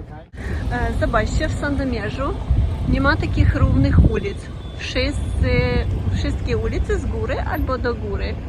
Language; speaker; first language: Polish; non-native, learner; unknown